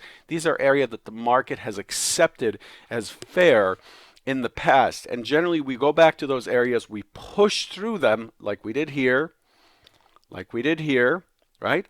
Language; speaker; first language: English; native; English